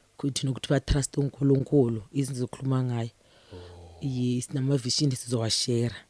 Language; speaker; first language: Zulu; non-native, local second language; Venda